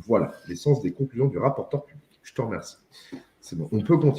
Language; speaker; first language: French; native; French